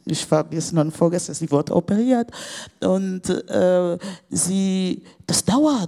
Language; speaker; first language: German; non-native, fluent; Portuguese